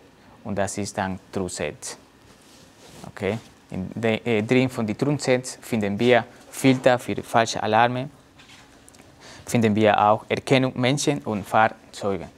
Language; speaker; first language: German; non-native, learner; Spanish